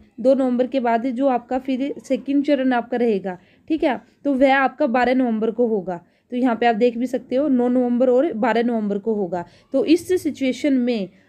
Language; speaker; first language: Hindi; native; Hindi